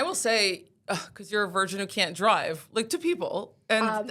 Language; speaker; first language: English; native; English